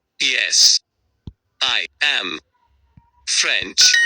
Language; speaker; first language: English; non-native, learner; Hindi